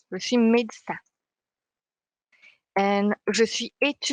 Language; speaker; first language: French; non-native, fluent; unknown